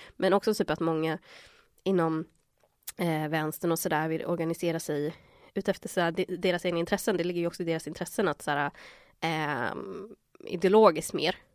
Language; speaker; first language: Swedish; early bilingual, other home language; Spanish